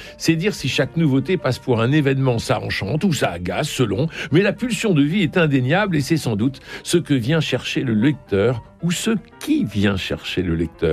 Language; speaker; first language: French; native; French